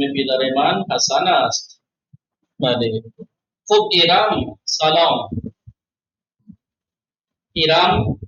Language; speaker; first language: Persian; non-native, fluent; Urdu